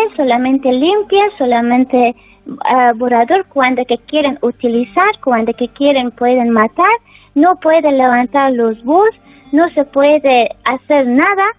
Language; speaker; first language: Spanish; non-native, learner; Persian